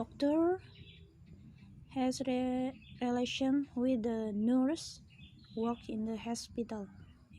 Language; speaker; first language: English; non-native, fluent; Indonesian